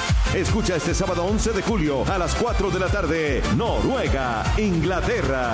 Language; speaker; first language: Spanish; native; Spanish